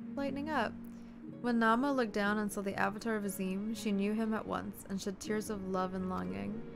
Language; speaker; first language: English; native; English